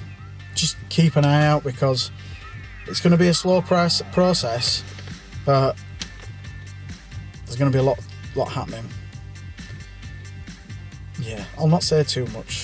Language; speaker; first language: English; native; English